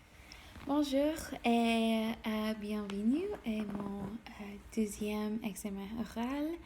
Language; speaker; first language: French; non-native, learner; English